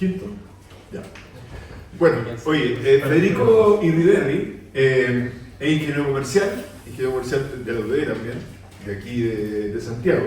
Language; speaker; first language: Spanish; native; Spanish